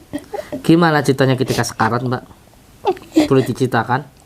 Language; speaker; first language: Indonesian; native; Indonesian